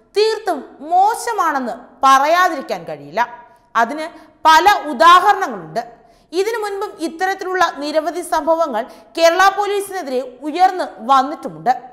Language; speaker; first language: Malayalam; native; Malayalam